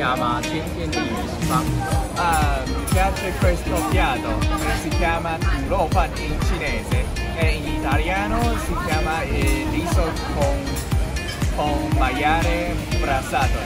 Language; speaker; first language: Italian; non-native, learner; Chinese